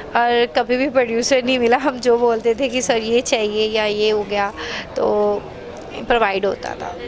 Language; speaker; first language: Hindi; native; Hindi